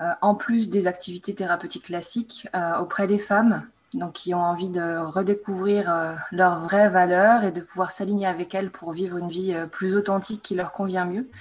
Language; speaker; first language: French; native; French